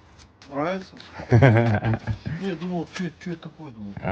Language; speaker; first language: Russian; native; Russian